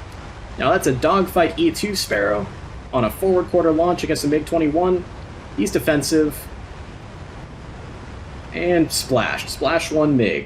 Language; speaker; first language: English; native; English